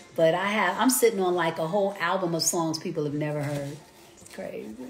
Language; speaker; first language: English; native; English